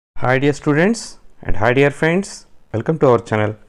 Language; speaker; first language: English; non-native, local second language; Kannada